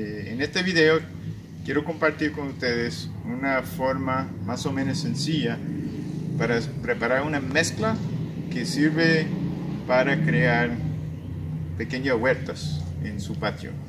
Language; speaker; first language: Spanish; non-native, fluent; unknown